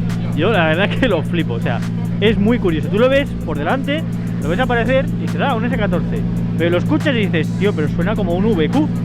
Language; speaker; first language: Spanish; native; Spanish